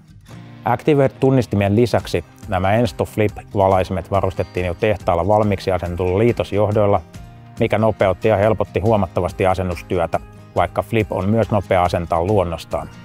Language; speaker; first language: Finnish; native; Finnish